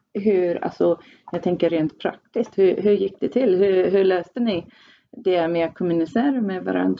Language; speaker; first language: Swedish; non-native, fluent; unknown